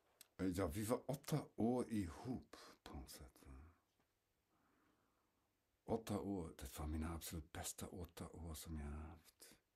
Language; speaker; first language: Swedish; non-native, fluent; German